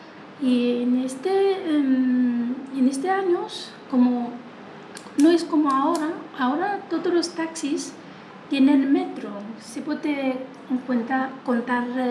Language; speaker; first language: Spanish; non-native, learner; Chinese